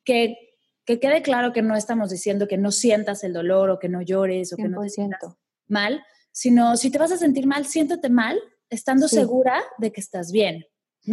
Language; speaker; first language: Spanish; native; Spanish